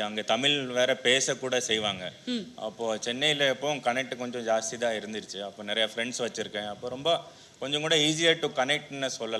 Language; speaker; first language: Tamil; non-native, local second language; Malayalam